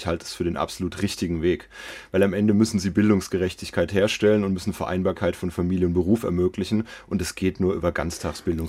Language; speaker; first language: German; native; German